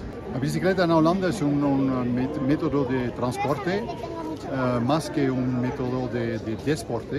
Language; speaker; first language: Spanish; non-native, fluent; Dutch